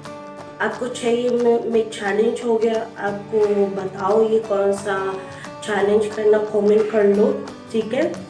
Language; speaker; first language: Hindi; non-native, learner; Filipino